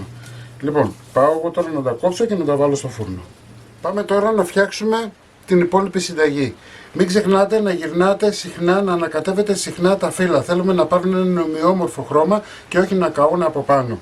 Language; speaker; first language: Greek; native; Greek